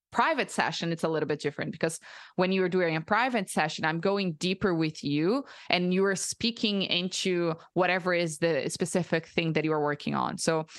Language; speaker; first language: English; non-native, fluent; Portuguese